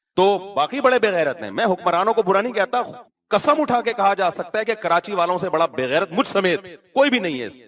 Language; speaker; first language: Urdu; native; Urdu